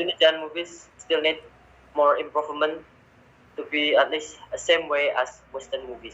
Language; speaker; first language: English; non-native, learner; Indonesian